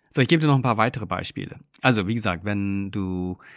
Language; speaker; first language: German; non-native, fluent; English